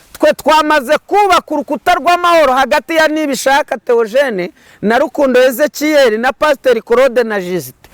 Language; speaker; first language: Kinyarwanda; native; Kinyarwanda